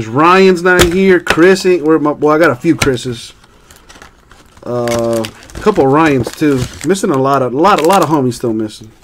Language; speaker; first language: English; native; English